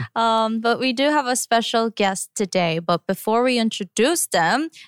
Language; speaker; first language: English; early bilingual, other home language; Korean